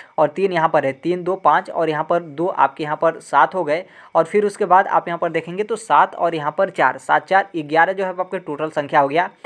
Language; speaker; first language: Hindi; native; Hindi